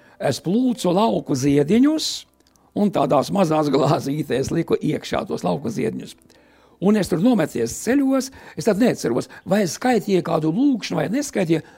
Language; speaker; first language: Latvian; native; Latvian